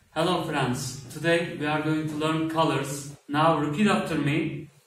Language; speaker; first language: English; non-native, fluent; Turkish